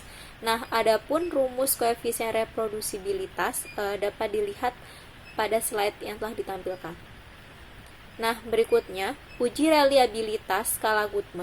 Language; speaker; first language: Indonesian; native; Indonesian